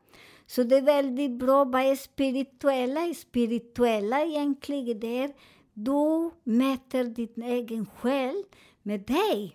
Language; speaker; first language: Swedish; non-native, learner; Spanish